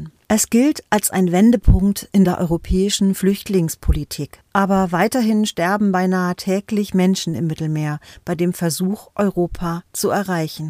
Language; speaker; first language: German; native; German